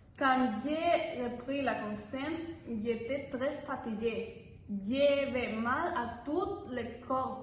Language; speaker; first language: French; non-native, learner; Spanish